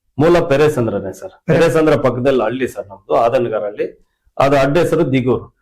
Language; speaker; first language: Kannada; native; Kannada